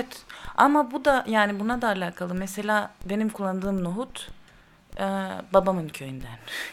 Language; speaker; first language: Turkish; non-native, learner; Greek